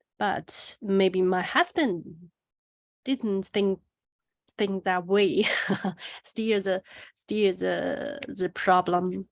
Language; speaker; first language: English; non-native, learner; Chinese